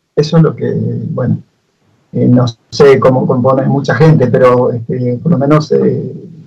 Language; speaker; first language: Spanish; native; Spanish